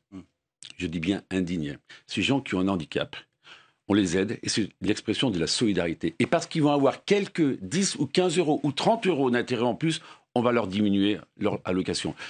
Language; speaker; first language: French; native; French